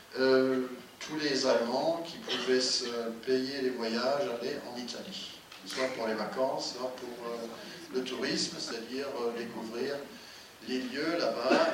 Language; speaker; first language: French; non-native, fluent; German